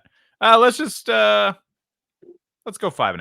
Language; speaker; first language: English; native; English